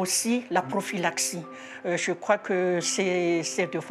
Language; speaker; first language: French; non-native, local second language; Malagasy